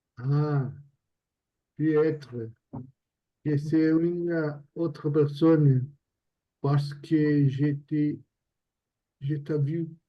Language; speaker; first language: French; non-native, learner; Portuguese